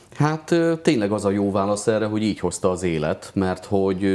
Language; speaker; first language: Hungarian; native; Hungarian